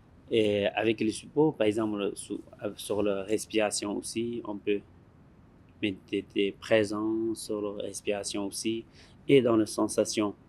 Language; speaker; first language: French; non-native, learner; Tibetan